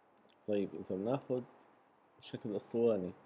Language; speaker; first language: Arabic; native; Arabic